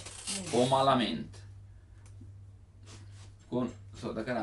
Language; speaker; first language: Japanese; non-native, learner; Italian